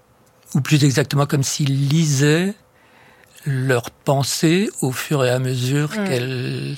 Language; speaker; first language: French; native; French